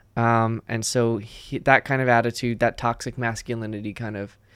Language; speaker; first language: English; native; English